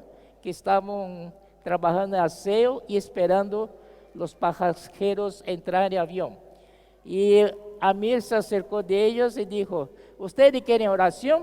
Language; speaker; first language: Spanish; non-native, fluent; Portuguese